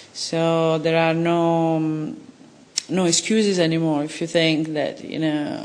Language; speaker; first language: English; non-native, fluent; Italian